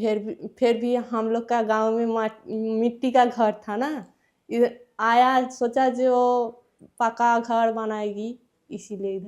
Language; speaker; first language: Hindi; non-native, local second language; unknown